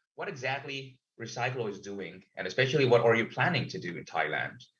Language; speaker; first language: English; non-native, fluent; Thai